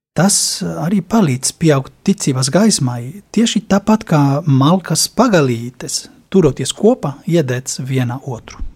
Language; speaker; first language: Latvian; non-native, fluent; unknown